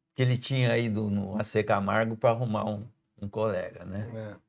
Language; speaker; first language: Portuguese; native; Portuguese